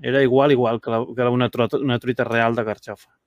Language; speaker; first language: Spanish; non-native, local second language; Catalan